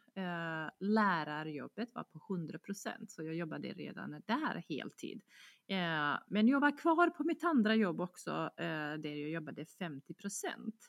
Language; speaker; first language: Swedish; non-native, fluent; Bosnian